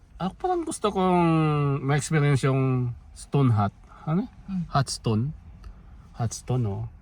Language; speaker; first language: Filipino; non-native, local second language; Hiligaynon